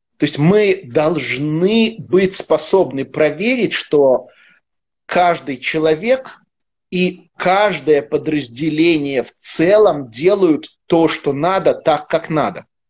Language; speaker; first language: Russian; native; Russian